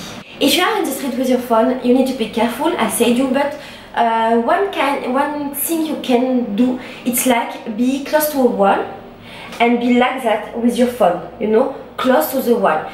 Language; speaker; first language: English; non-native, learner; French